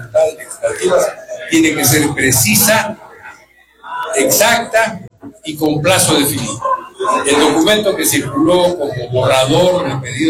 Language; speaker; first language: Spanish; native; Spanish